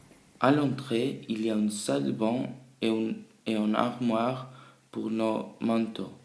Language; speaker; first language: French; early bilingual, other home language; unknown